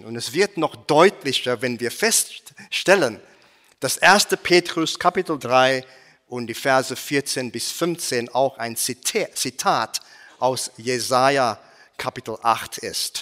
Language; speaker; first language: German; non-native, fluent; English